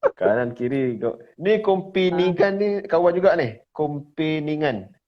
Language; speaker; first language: Malay; native; Malay